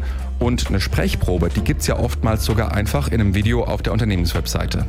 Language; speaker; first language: German; native; German